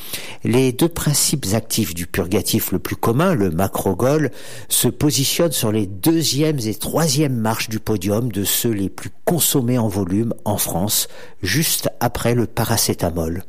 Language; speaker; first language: French; native; French